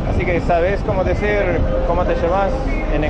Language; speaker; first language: Spanish; non-native, fluent; English